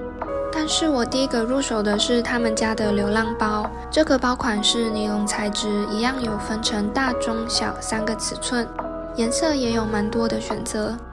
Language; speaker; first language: Chinese; native; Chinese